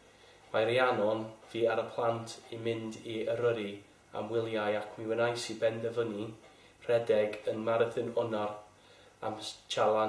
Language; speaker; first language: Welsh; non-native, local second language; English